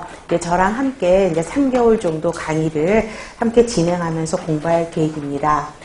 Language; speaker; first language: Korean; native; Korean